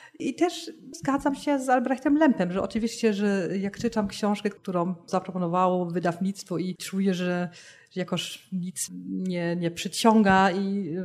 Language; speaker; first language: Polish; non-native, fluent; German